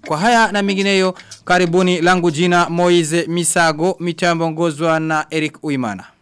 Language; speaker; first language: Swahili; non-native, local second language; Rundi